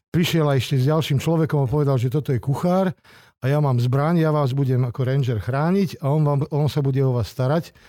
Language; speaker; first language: Slovak; non-native, local second language; Hungarian